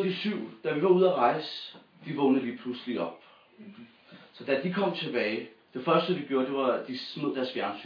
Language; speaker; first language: Danish; native; Danish